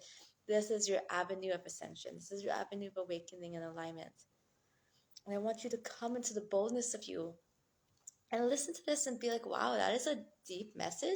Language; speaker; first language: English; native; English